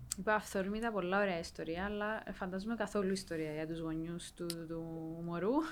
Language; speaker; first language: Greek; native; Greek